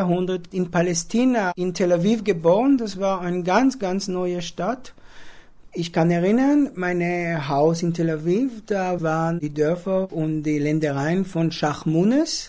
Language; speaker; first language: German; non-native, fluent; Hebrew